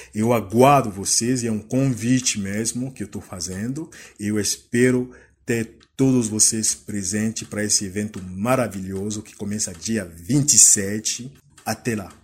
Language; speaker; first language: Portuguese; non-native, fluent; French